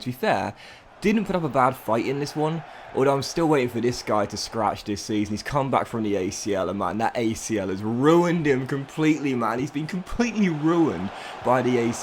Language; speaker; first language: English; native; English